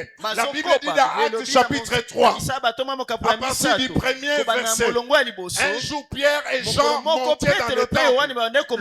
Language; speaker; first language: French; non-native, local second language; Lingala